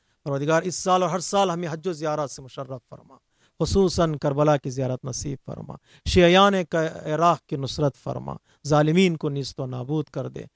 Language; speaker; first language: Urdu; native; Urdu